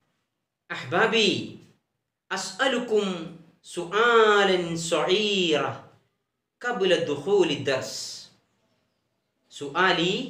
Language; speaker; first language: Arabic; non-native, fluent; Malayalam